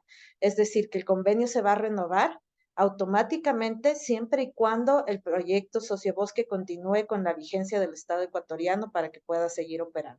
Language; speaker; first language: Spanish; native; Spanish